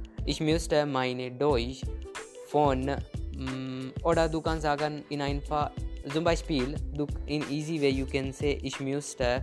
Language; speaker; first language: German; non-native, learner; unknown